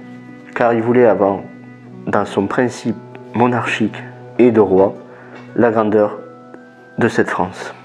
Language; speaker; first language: French; native; French